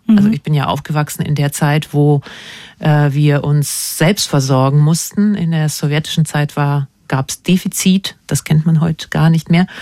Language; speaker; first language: German; non-native, fluent; Latvian